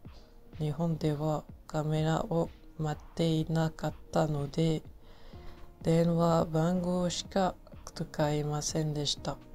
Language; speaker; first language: Japanese; non-native, learner; French